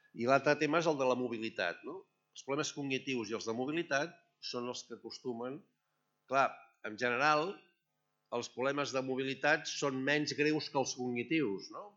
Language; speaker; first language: Catalan; native; Catalan